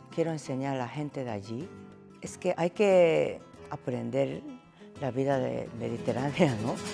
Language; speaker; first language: Spanish; non-native, fluent; Japanese